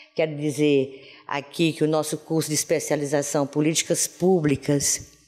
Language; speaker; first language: Portuguese; native; Portuguese